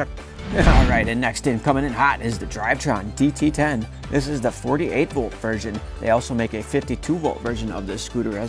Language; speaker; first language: English; native; English